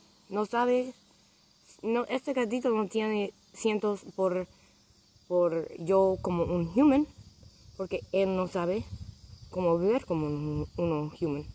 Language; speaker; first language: Spanish; non-native, learner; English